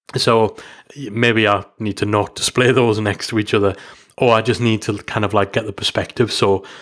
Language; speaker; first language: English; native; English